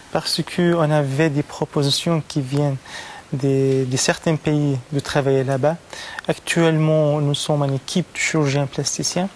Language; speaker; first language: French; non-native, fluent; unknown